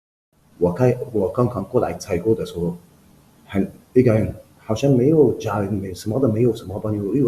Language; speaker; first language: Chinese; non-native, fluent; Arabic